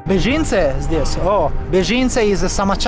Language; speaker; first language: Russian; non-native, fluent; Georgian